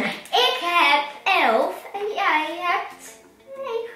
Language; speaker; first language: Dutch; native; Dutch